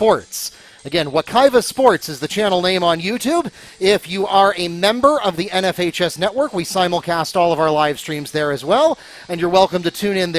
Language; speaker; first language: English; native; English